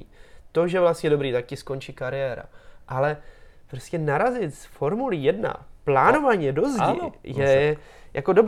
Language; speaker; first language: Czech; native; Czech